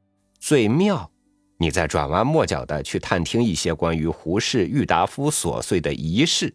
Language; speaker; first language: Chinese; native; Chinese